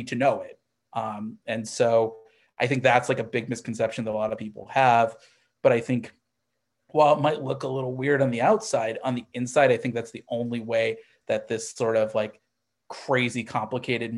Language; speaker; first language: English; native; English